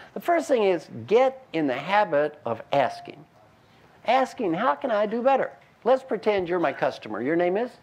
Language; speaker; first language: English; native; English